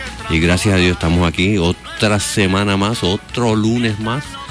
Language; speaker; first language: Spanish; native; Spanish